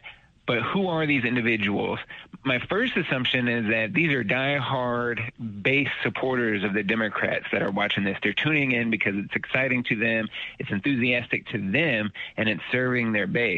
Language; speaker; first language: English; native; English